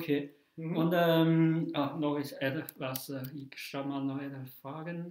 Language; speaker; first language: German; non-native, fluent; Chinese